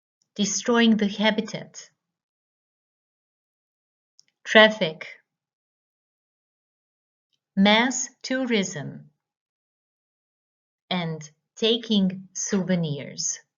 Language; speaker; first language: English; non-native, fluent; Croatian